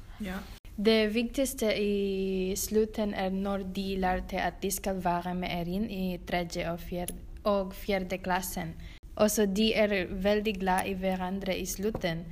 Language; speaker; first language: Norwegian; non-native, learner; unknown